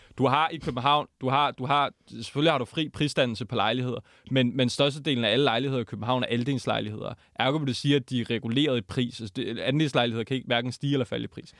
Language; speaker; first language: Danish; native; Danish